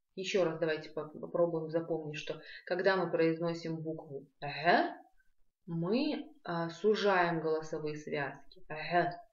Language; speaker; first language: Russian; non-native, local second language; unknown